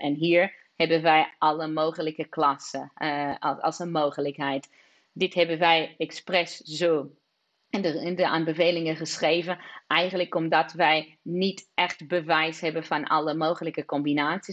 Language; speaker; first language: Dutch; non-native, fluent; Portuguese